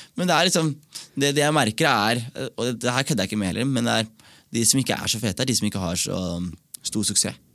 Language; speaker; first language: Norwegian; early bilingual, other home language; Somali